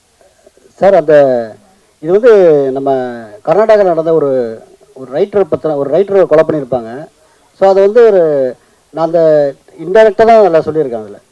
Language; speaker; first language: Tamil; native; Tamil